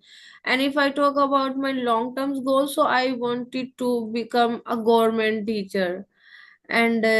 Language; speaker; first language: English; non-native, local second language; Hindi